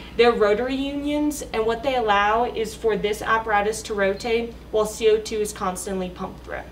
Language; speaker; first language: English; native; English